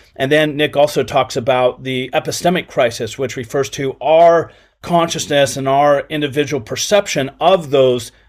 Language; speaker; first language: English; native; English